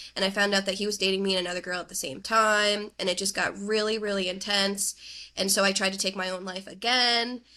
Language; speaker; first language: English; native; English